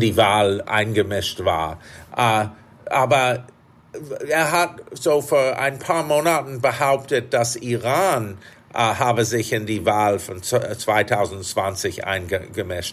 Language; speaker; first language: German; non-native, fluent; English